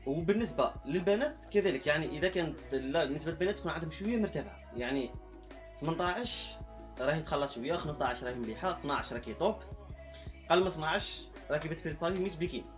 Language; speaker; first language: Arabic; native; Arabic